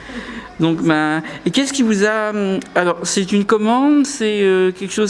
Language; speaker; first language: French; native; French